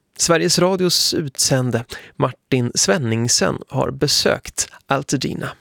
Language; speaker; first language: Swedish; native; Swedish